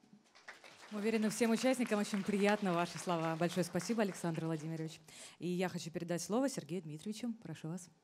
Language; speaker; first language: Russian; native; Russian